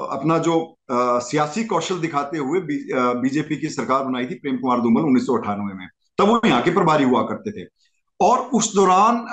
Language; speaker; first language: Hindi; native; Hindi